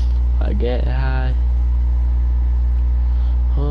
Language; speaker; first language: English; native; English